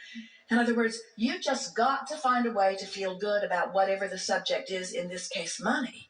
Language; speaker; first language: English; native; English